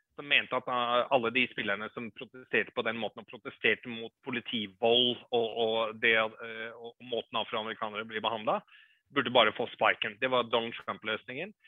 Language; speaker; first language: Norwegian; early bilingual, other home language; English